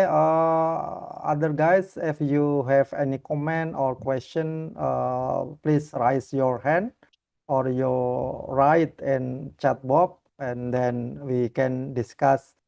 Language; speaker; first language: English; non-native, learner; Indonesian